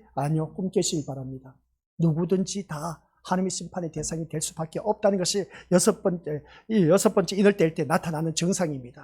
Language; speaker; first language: Korean; native; Korean